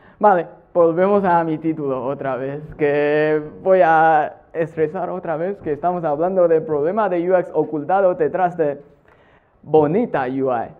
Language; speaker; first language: Spanish; non-native, fluent; Chinese